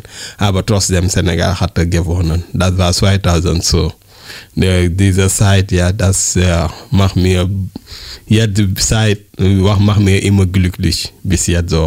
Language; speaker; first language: German; non-native, learner; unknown